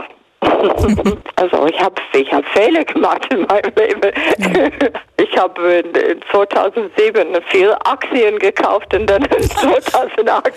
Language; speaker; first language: German; non-native, fluent; English